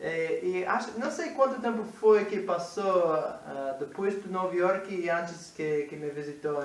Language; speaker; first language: Portuguese; non-native, fluent; English